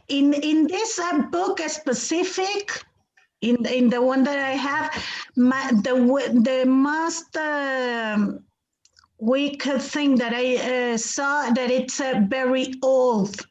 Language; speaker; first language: English; non-native, fluent; Spanish